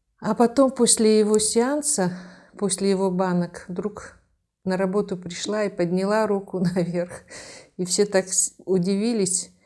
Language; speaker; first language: Russian; native; Russian